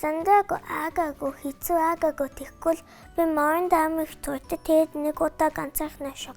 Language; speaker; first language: Mongolian; early bilingual, heritage; Mongolian